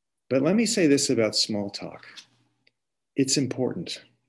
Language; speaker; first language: English; native; English